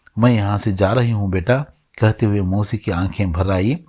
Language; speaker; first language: Hindi; non-native, local second language; Kannada